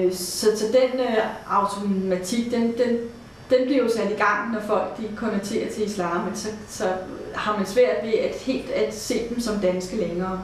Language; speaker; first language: Danish; native; Danish